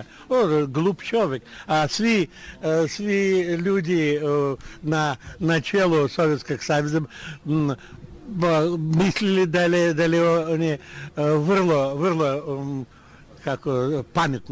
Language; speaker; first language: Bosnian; non-native, learner; Russian